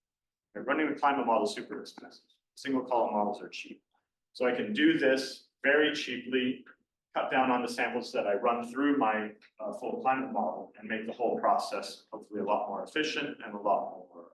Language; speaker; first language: English; native; English